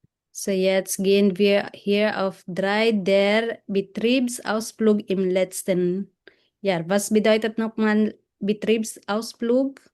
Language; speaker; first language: German; non-native, fluent; Filipino